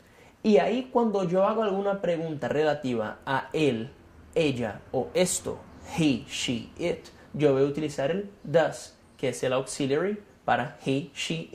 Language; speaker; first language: Spanish; non-native, fluent; Portuguese